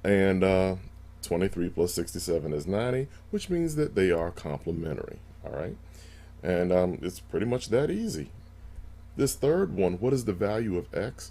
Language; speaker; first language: English; native; English